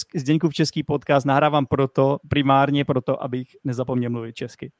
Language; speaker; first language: Czech; native; Czech